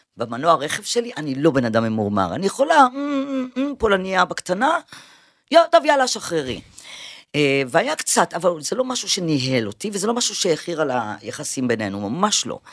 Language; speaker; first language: Hebrew; early bilingual, other home language; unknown